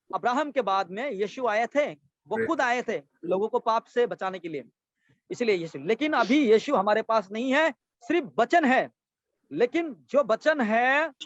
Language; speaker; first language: Hindi; non-native, local second language; Assamese